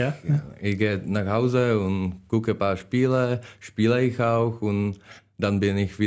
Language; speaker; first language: German; non-native, learner; Czech